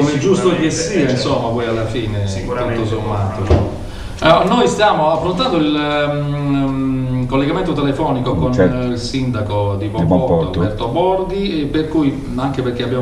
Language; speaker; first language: Italian; native; Italian